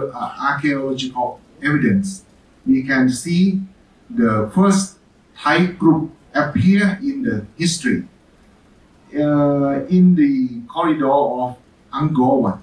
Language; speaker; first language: English; non-native, fluent; Thai